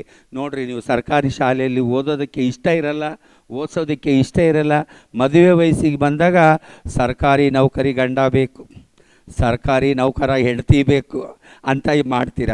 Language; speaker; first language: Kannada; native; Kannada